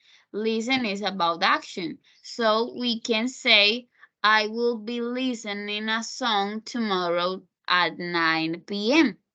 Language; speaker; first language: English; non-native, fluent; Spanish